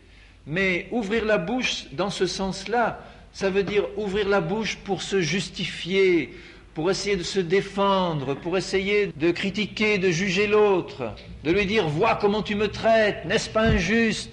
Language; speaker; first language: French; native; French